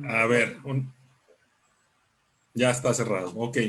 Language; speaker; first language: Spanish; native; Spanish